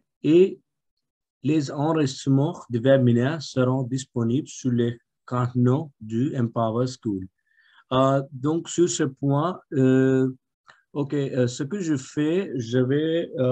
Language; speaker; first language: French; non-native, fluent; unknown